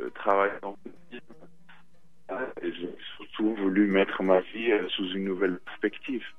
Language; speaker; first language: French; early bilingual, heritage; Spanish